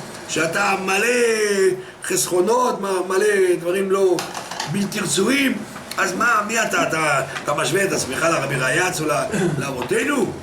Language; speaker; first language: Hebrew; non-native, fluent; French